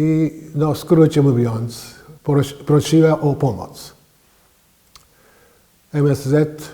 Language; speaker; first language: Polish; non-native, fluent; Japanese